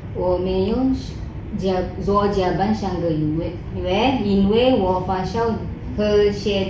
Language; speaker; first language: Chinese; non-native, learner; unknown